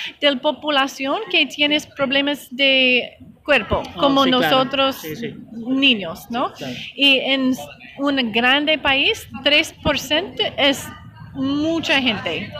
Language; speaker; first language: Spanish; non-native, learner; English